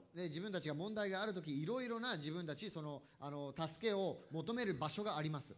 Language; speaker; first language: Japanese; native; Japanese